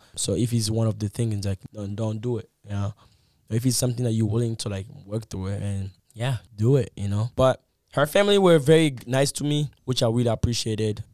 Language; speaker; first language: English; non-native, fluent; Lingala